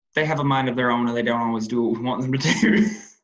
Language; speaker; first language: English; native; English